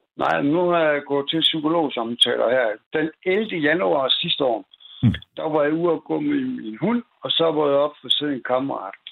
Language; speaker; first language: Danish; native; Danish